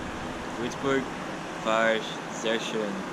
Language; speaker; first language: German; non-native, learner; English